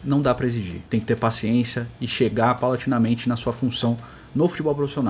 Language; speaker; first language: Portuguese; native; Portuguese